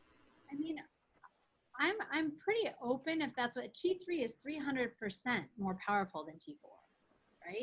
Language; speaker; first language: English; native; English